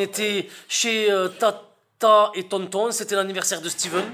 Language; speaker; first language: French; native; French